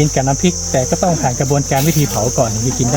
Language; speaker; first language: Thai; native; Thai